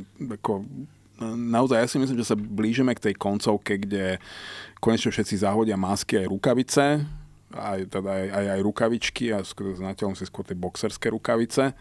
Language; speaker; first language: Slovak; non-native, local second language; Hungarian